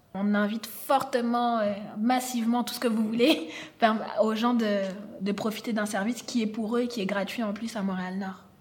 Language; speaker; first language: French; native; French